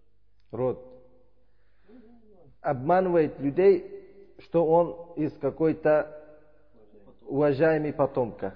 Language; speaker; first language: Russian; non-native, learner; Uzbek